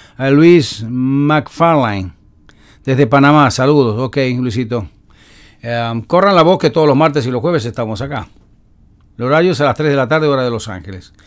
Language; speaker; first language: Spanish; native; Spanish